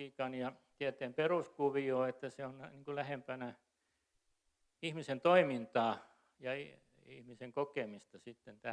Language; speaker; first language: Finnish; native; Finnish